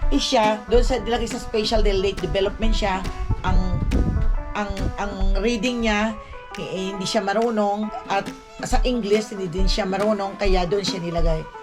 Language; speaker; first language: Filipino; non-native, local second language; Aklanon